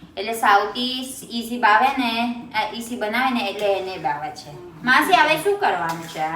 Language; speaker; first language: Gujarati; non-native, learner; Filipino